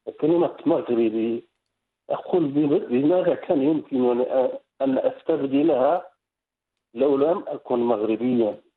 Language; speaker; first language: Arabic; non-native, local second language; Riffian